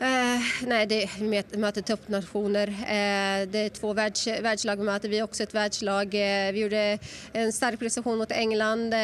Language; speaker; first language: Swedish; native; Swedish